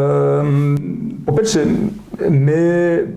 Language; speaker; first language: Ukrainian; non-native, learner; French